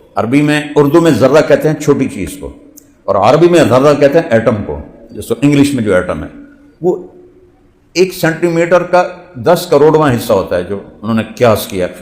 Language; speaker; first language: Urdu; non-native, local second language; Punjabi